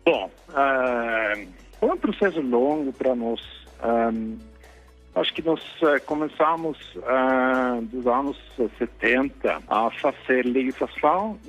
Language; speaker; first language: Portuguese; non-native, fluent; Norwegian